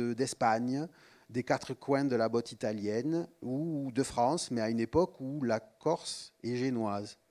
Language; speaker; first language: French; native; French